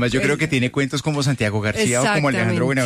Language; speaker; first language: Spanish; native; Spanish